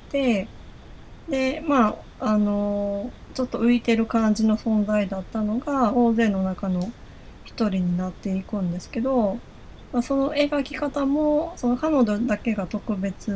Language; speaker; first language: Japanese; native; Japanese